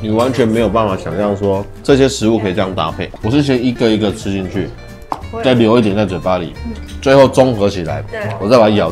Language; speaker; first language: Chinese; native; Chinese